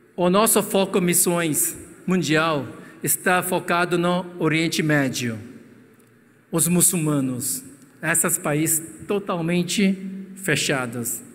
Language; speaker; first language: Portuguese; non-native, fluent; Korean